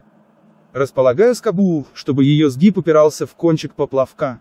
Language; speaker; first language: Russian; native; Russian